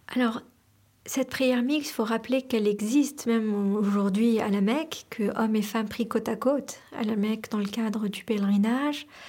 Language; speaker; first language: French; non-native, local second language; Arabic